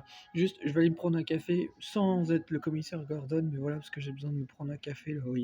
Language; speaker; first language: French; native; French